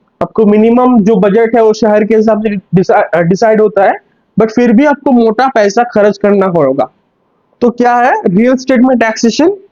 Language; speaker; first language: Hindi; non-native, local second language; Bangla